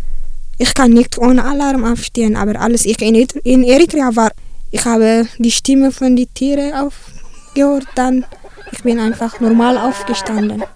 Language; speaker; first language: German; non-native, learner; Tigrinya